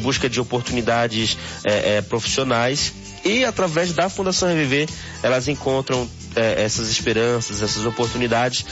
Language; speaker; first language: Portuguese; native; Portuguese